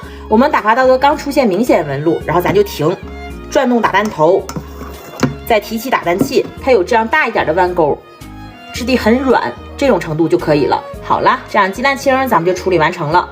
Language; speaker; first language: Chinese; native; Chinese